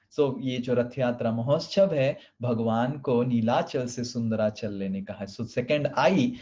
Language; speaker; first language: Hindi; non-native, local second language; Odia